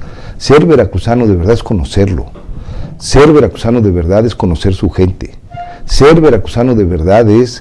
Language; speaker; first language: Spanish; native; Spanish